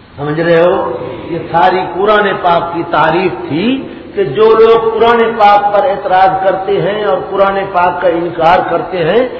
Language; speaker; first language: Urdu; non-native, local second language; Punjabi